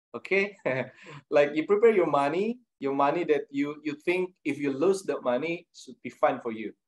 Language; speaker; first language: English; non-native, fluent; Indonesian